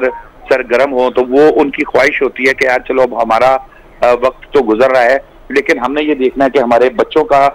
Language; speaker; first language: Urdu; non-native, local second language; Punjabi